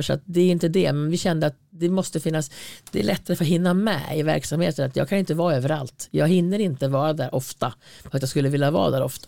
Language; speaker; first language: Swedish; native; Swedish